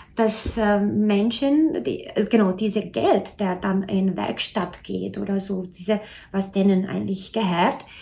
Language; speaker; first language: German; non-native, learner; Czech